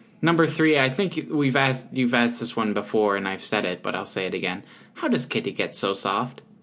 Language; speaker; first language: English; native; English